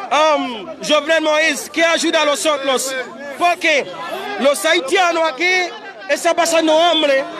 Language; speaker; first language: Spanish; non-native, learner; Haitian Creole